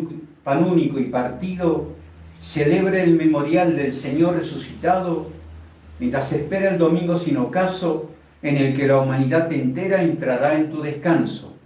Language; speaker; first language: Spanish; native; Spanish